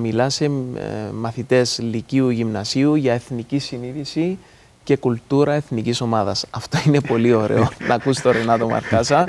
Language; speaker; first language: Greek; native; Greek